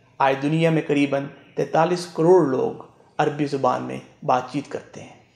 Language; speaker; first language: Urdu; non-native, local second language; Punjabi